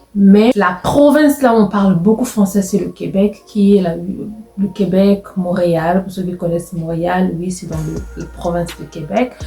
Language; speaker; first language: French; non-native, local second language; Lingala